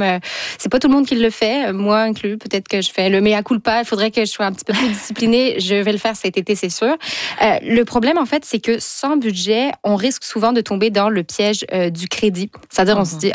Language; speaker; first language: French; native; French